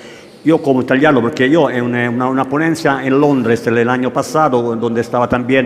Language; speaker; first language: Spanish; non-native, learner; Italian